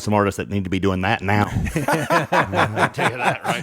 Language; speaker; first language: English; native; English